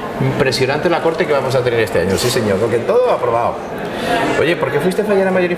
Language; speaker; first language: Spanish; native; Spanish